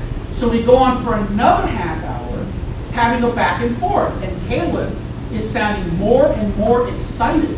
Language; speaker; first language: English; native; English